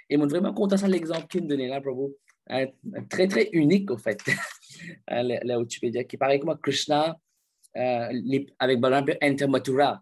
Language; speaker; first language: French; non-native, local second language; Morisyen